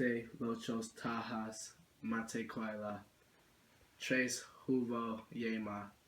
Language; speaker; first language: Spanish; non-native, learner; English